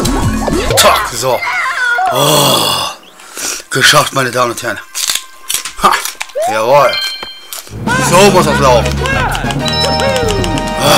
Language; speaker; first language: German; native; German